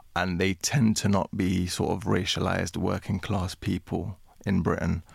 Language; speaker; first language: English; native; English